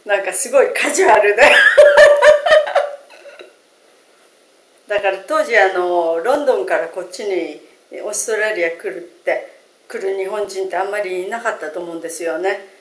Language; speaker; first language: Japanese; native; Japanese